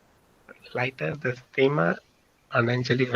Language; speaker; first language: German; non-native, learner; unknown